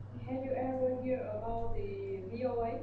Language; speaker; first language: English; non-native, learner; Vietnamese